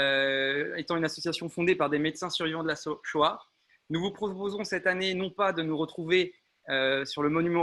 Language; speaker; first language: French; native; French